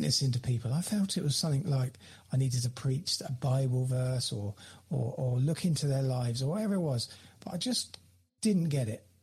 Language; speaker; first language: English; native; English